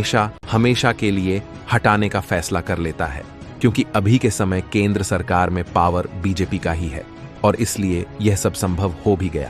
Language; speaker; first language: Hindi; native; Hindi